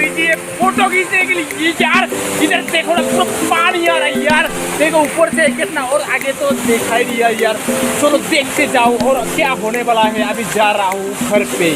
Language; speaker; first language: Hindi; non-native, local second language; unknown